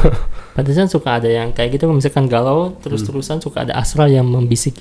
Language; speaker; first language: Indonesian; native; Indonesian